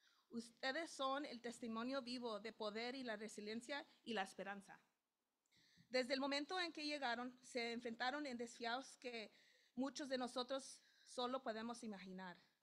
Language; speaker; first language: Spanish; non-native, learner; English